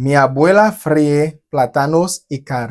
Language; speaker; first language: Spanish; non-native, fluent; Haitian Creole